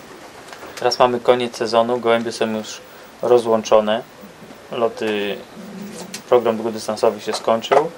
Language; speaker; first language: Polish; native; Polish